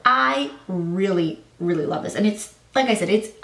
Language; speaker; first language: English; native; English